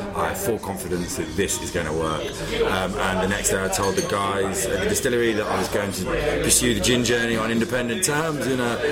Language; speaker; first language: English; native; English